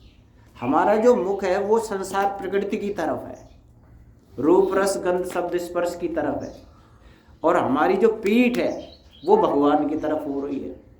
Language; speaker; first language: Hindi; native; Hindi